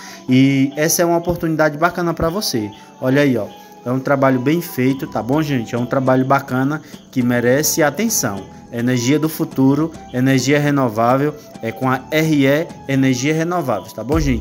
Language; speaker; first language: Portuguese; native; Portuguese